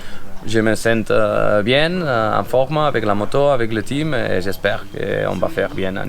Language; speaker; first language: French; non-native, fluent; Spanish